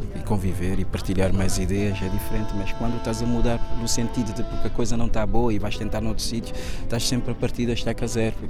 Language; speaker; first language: Portuguese; non-native, local second language; Kabuverdianu